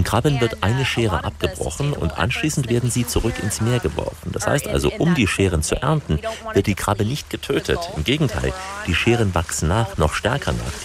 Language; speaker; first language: German; native; German